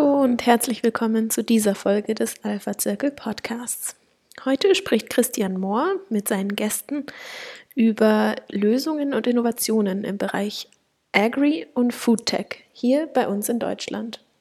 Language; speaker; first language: German; native; German